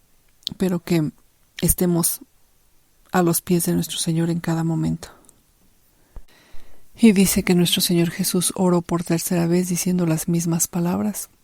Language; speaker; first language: Spanish; native; Spanish